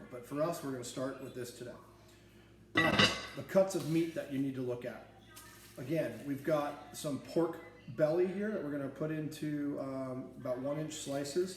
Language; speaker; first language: English; native; English